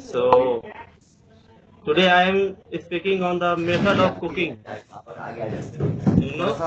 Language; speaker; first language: English; non-native, learner; Hindi